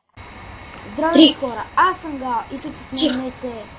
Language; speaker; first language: Bulgarian; native; Bulgarian